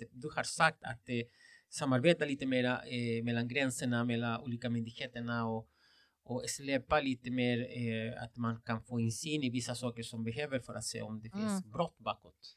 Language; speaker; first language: Swedish; non-native, fluent; Spanish